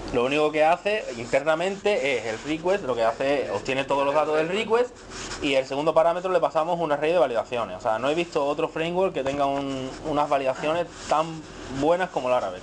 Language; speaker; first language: Spanish; native; Spanish